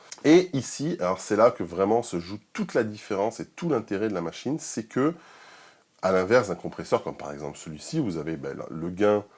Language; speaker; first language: French; native; French